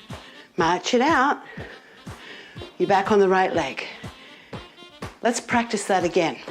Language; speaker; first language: English; native; English